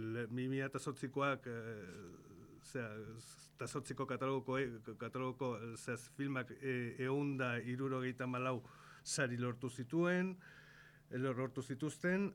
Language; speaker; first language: Basque; non-native, local second language; Spanish